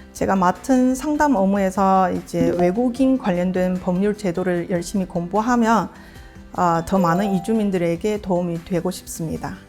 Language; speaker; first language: Korean; non-native, fluent; Chinese